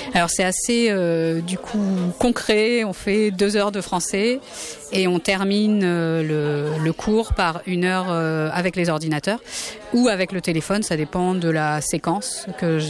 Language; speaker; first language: French; native; French